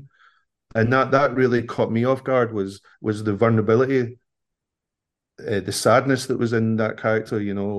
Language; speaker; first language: English; native; English